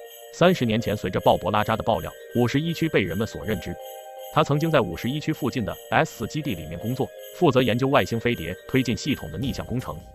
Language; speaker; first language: Chinese; native; Chinese